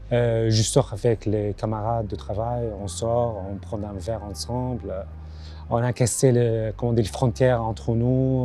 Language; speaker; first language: French; non-native, learner; Arabic